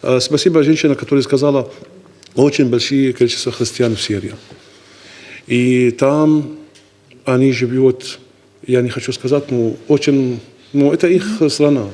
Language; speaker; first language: Russian; non-native, learner; Arabic